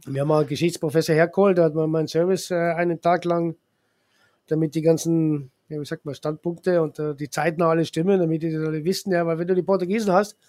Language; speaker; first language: German; native; German